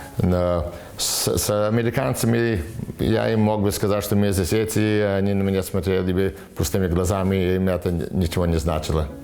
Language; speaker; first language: Russian; early bilingual, heritage; Russian